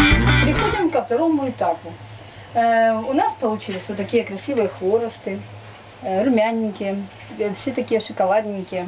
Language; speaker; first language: Russian; native; Russian